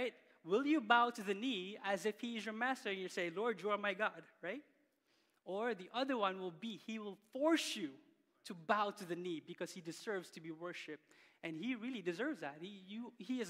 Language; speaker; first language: English; non-native, local second language; Filipino